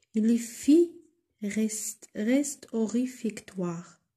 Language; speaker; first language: French; non-native, local second language; Arabic